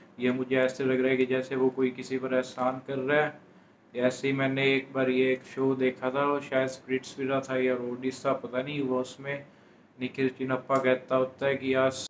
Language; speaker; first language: Hindi; non-native, local second language; Punjabi